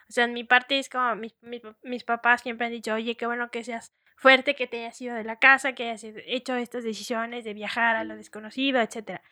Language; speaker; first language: Spanish; native; Spanish